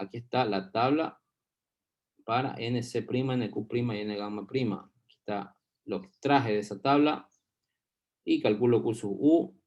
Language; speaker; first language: Spanish; native; Spanish